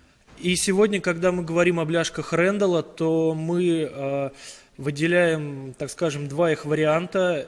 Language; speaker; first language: Russian; native; Russian